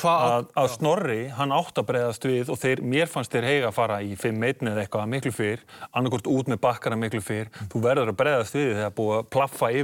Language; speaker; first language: Icelandic; native; Icelandic